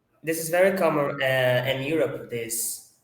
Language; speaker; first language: English; non-native, fluent; Portuguese